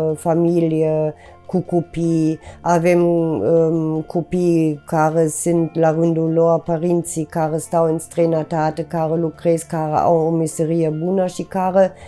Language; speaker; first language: Romanian; non-native, fluent; German